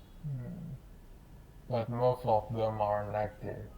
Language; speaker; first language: English; non-native, learner; Chinese